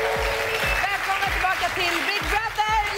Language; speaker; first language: Swedish; native; Swedish